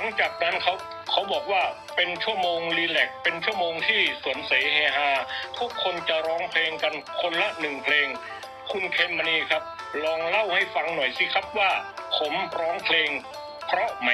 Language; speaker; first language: Thai; native; Thai